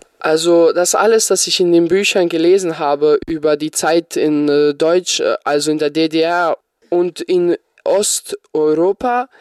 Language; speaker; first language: German; non-native, fluent; Bosnian